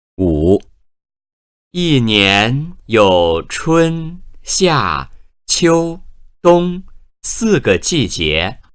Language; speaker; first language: Chinese; native; Chinese